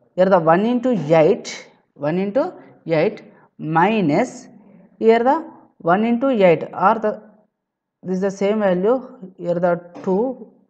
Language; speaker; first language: English; non-native, local second language; Telugu